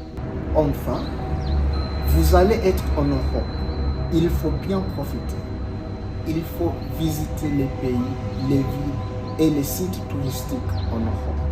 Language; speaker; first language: French; non-native, fluent; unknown